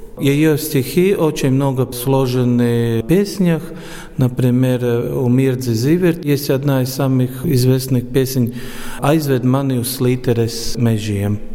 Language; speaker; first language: Russian; non-native, local second language; Latvian